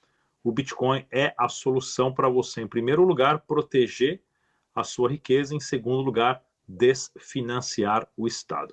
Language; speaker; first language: Portuguese; native; Portuguese